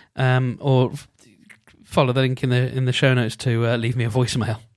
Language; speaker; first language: English; native; English